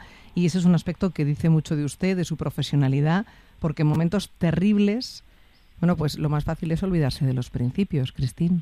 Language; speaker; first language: Spanish; native; Spanish